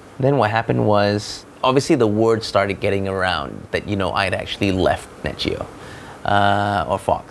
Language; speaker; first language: English; non-native, local second language; Malay